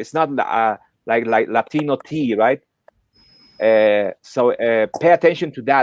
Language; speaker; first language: English; non-native, fluent; Spanish